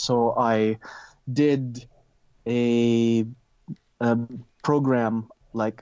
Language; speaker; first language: English; non-native, local second language; Filipino